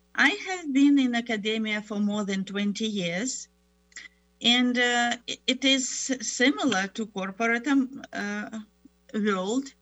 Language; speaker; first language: English; non-native, fluent; Russian